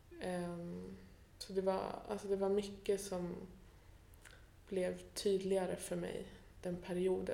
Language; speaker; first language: Swedish; early bilingual, other home language; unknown